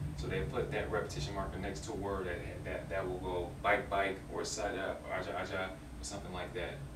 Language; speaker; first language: English; native; English